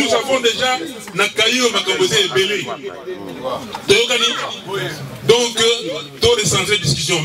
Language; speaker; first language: French; non-native, local second language; Lingala